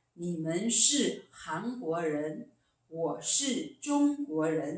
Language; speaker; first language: Chinese; non-native, fluent; Korean